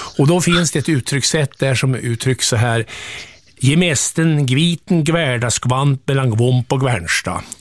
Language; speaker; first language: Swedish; native; Swedish